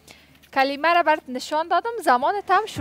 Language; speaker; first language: Persian; native; Persian